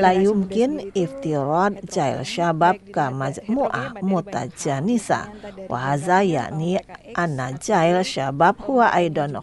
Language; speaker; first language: Arabic; non-native, fluent; Indonesian